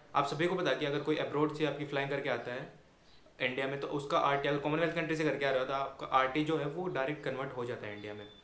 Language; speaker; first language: Hindi; native; Hindi